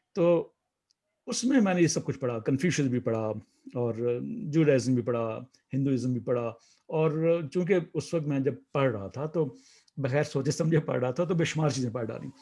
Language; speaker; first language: Urdu; non-native, local second language; Saraiki